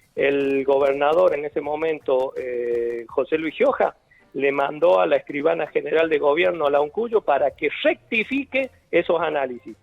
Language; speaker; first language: Spanish; native; Spanish